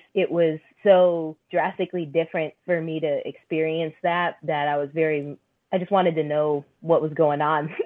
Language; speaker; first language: English; native; English